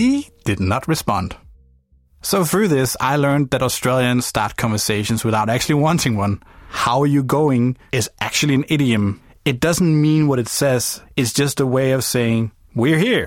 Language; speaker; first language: English; non-native, fluent; Danish